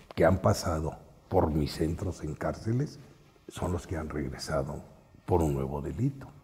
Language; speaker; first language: Spanish; native; Spanish